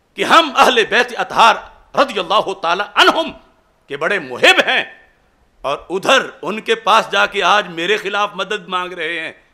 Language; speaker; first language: Urdu; non-native, local second language; Punjabi